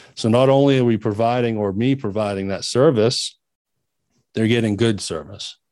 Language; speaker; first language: English; native; English